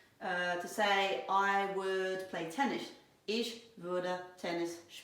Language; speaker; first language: German; non-native, fluent; English